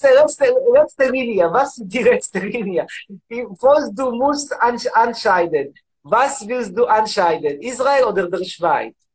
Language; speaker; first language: German; non-native, learner; Hebrew